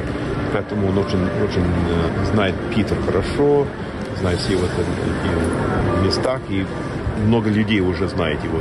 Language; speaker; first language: Russian; non-native, fluent; English